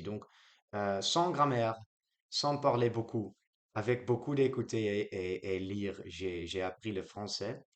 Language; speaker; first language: French; non-native, learner; Dutch